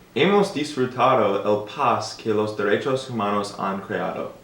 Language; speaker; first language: Spanish; non-native, learner; English